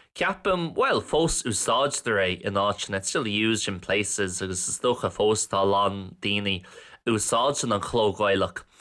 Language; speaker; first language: Irish; non-native, local second language; English